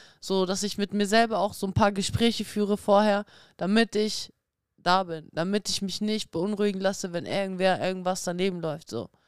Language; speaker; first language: German; early bilingual, other home language; Russian